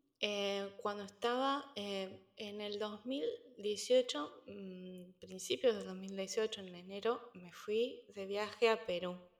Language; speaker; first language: Spanish; native; Spanish